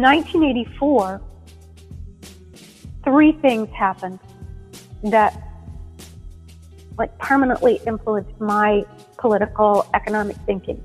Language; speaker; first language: English; native; English